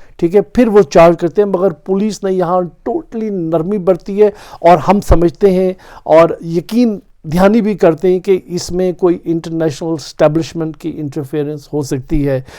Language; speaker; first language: Urdu; non-native, local second language; Punjabi